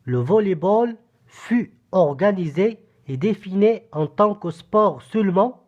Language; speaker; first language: French; non-native, local second language; Arabic